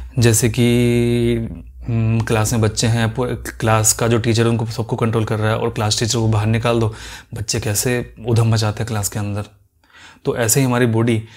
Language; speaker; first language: Hindi; native; Hindi